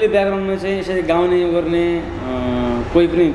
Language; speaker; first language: Nepali; native; Nepali